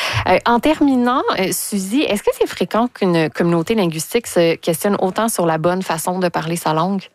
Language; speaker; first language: French; native; French